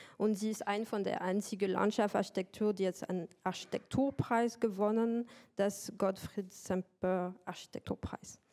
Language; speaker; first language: German; non-native, fluent; French